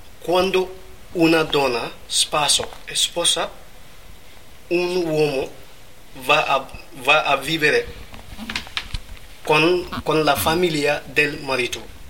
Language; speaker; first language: Italian; non-native, learner; Fula